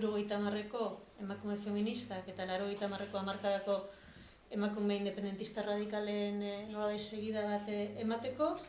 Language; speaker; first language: Basque; native; Basque